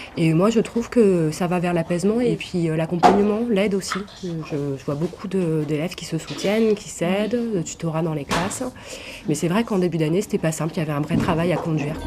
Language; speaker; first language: French; native; French